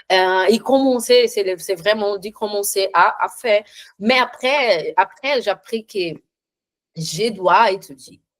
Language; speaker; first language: French; non-native, learner; Portuguese